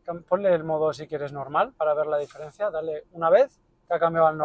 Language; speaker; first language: Spanish; native; Spanish